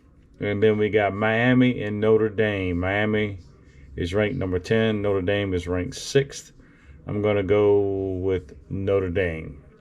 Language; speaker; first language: English; native; English